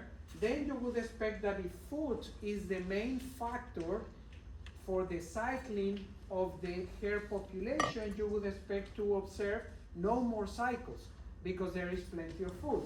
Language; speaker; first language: English; non-native, fluent; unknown